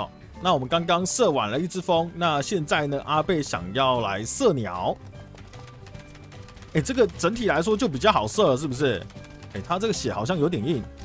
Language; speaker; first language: Chinese; native; Chinese